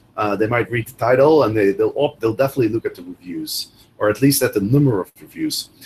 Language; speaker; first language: English; non-native, fluent; Dutch